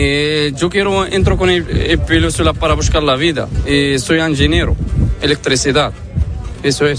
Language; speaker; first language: Spanish; non-native, learner; Arabic